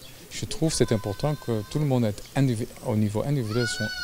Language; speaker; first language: French; non-native, fluent; Dutch